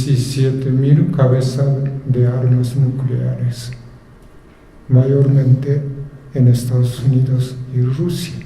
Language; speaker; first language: Spanish; non-native, fluent; Japanese